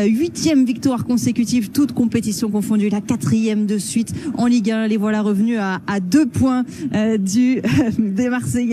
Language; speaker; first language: French; native; French